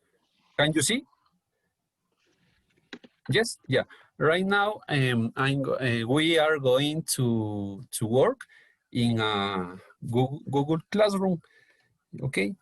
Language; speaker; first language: English; non-native, learner; Spanish